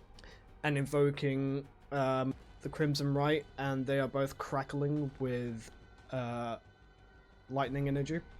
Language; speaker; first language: English; native; English